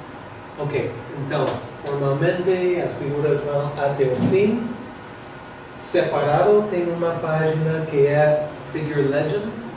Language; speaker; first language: Portuguese; non-native, fluent; English